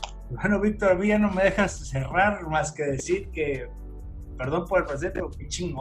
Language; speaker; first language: Spanish; native; Spanish